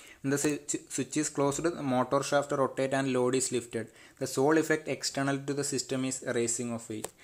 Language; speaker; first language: English; non-native, local second language; Malayalam